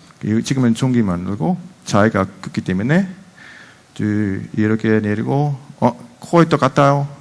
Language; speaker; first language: Korean; non-native, fluent; Dutch